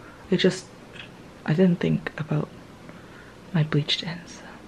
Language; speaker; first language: English; early bilingual, other home language; Korean